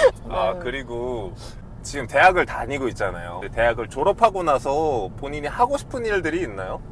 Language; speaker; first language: Korean; native; Korean